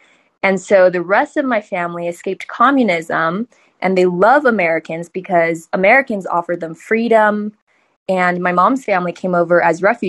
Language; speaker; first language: English; early bilingual, other home language; Chinese